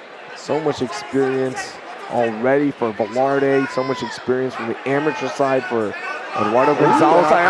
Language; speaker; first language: English; native; English